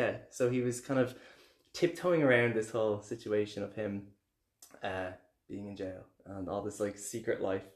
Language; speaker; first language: English; native; English